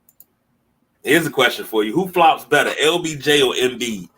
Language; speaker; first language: English; native; English